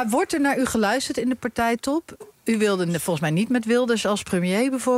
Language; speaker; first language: Dutch; native; Dutch